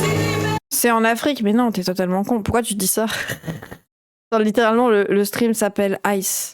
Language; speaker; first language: French; native; French